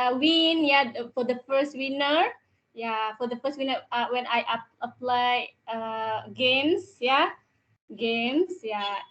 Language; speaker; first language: English; non-native, learner; Indonesian